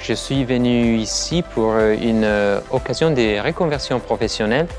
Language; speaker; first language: French; non-native, fluent; Italian